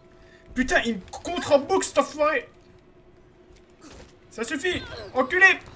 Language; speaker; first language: French; native; French